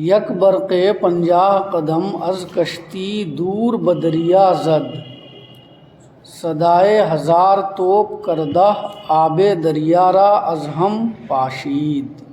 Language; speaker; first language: Persian; non-native, fluent; Urdu